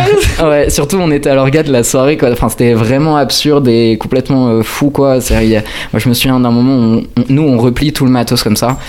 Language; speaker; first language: French; native; French